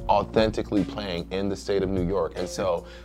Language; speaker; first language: English; native; English